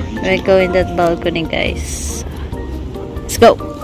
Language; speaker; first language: English; non-native, local second language; Filipino